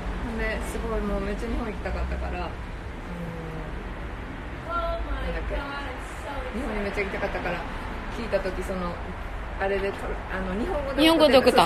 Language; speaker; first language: Japanese; native; Japanese